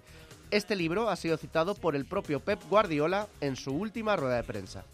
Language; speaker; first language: Spanish; native; Spanish